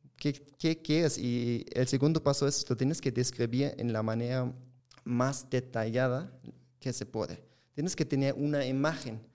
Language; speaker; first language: Spanish; non-native, fluent; German